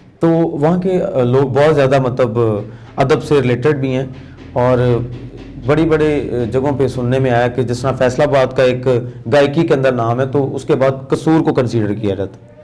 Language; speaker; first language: Urdu; non-native, local second language; Punjabi